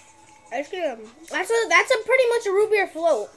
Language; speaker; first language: English; native; English